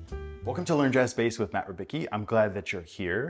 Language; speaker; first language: English; native; English